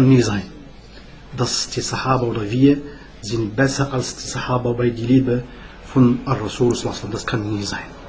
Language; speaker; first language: German; non-native, learner; Arabic